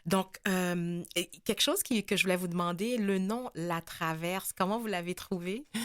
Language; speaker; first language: French; native; French